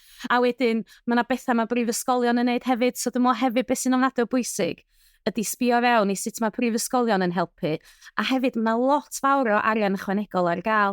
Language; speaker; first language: Welsh; native; Welsh